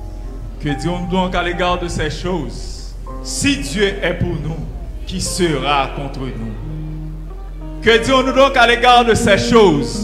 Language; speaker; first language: French; non-native, local second language; Haitian Creole